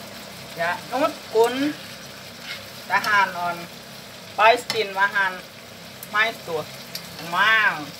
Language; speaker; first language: Finnish; non-native, learner; Thai